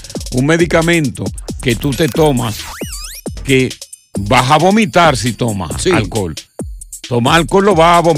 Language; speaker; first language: Spanish; native; Spanish